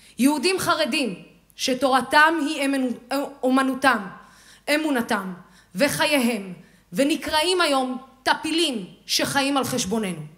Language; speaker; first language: Hebrew; non-native, local second language; Arabic